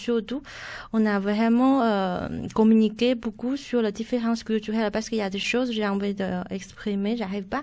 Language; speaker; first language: French; non-native, fluent; Chinese